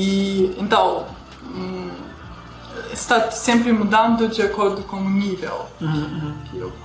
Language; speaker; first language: Portuguese; non-native, fluent; Russian